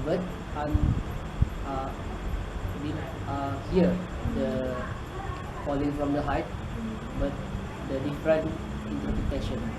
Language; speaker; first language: English; non-native, learner; Malay